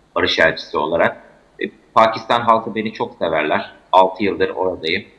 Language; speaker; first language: Turkish; native; Turkish